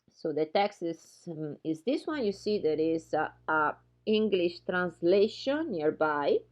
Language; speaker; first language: English; non-native, fluent; Italian